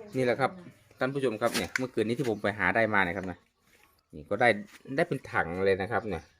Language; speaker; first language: Thai; native; Thai